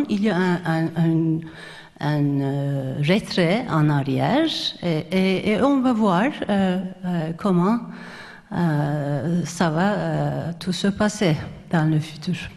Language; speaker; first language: French; non-native, fluent; Turkish